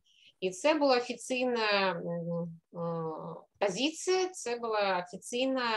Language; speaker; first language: Ukrainian; non-native, fluent; Russian